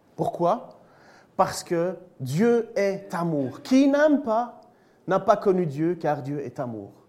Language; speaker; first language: French; native; French